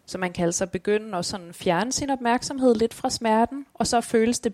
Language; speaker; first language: Danish; native; Danish